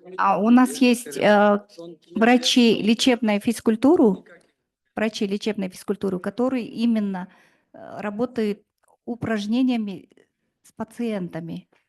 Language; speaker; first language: Russian; native; Russian